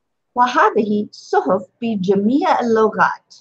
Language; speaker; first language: Arabic; non-native, fluent; English